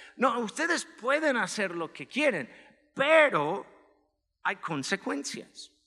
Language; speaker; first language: Spanish; non-native, fluent; English